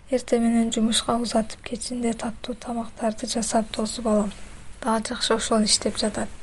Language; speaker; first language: Kyrgyz; native; Kyrgyz